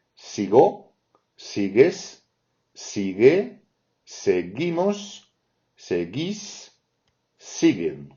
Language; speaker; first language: Spanish; non-native, fluent; French